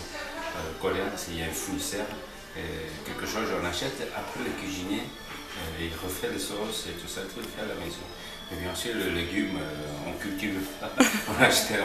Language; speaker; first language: French; non-native, learner; Korean